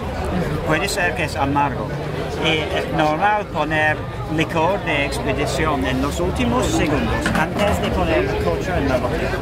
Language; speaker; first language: Spanish; non-native, fluent; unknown